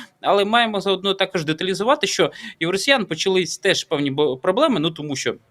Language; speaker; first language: Ukrainian; native; Ukrainian